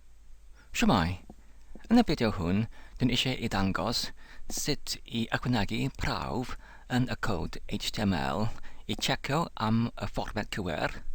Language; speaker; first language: Welsh; non-native, fluent; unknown